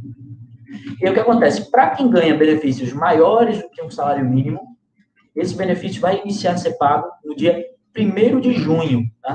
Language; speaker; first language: Portuguese; native; Portuguese